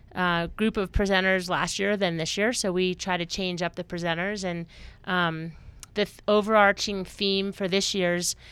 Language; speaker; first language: English; native; English